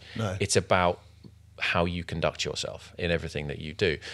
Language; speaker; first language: English; native; English